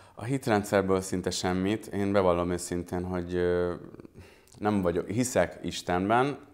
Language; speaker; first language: Hungarian; early bilingual, other home language; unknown